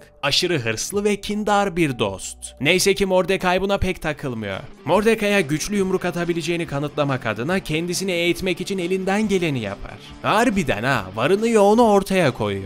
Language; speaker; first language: Turkish; native; Turkish